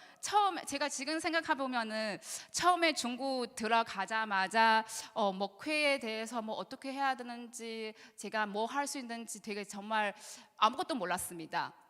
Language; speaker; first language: Korean; non-native, learner; Chinese